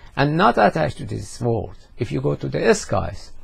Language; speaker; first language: English; non-native, fluent; Persian